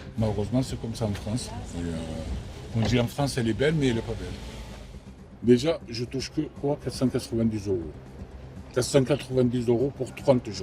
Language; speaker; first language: French; non-native, learner; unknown